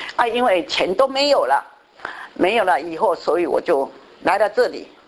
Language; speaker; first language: Chinese; native; Chinese